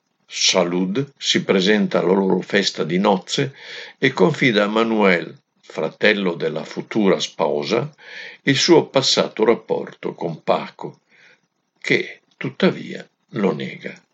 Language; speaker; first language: Italian; native; Italian